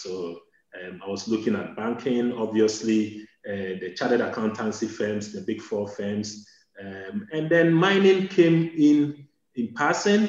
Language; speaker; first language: English; non-native, local second language; Akan